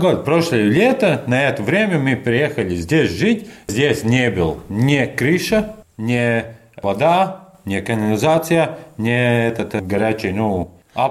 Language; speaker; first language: Russian; non-native, learner; Latvian